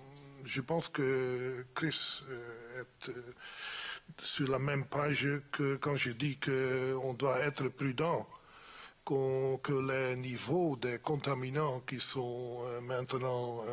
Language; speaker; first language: French; non-native, fluent; Dutch